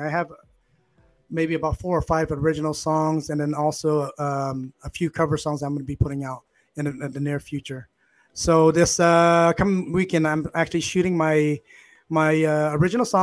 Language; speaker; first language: English; early bilingual, other home language; Khmer